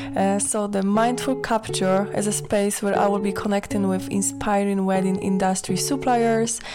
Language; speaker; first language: English; non-native, fluent; Polish